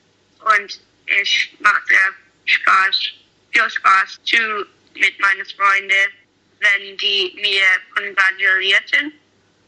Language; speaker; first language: German; non-native, learner; English